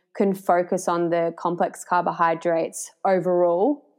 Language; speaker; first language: English; native; English